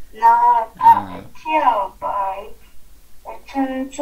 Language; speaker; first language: Chinese; non-native, learner; English